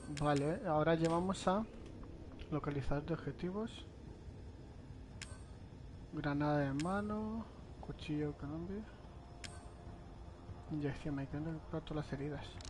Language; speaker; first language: Spanish; native; Spanish